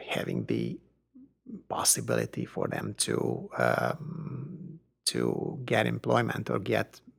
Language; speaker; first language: English; non-native, fluent; Hungarian